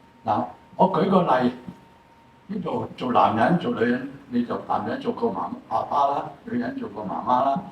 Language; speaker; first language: Cantonese; native; Cantonese